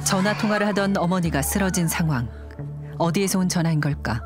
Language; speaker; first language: Korean; native; Korean